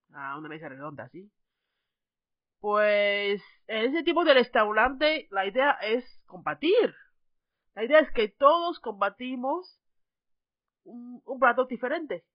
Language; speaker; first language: Spanish; non-native, fluent; Chinese